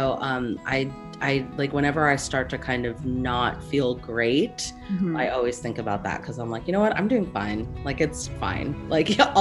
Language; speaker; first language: English; native; English